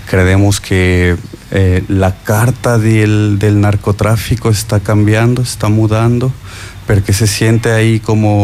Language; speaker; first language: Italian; non-native, learner; Spanish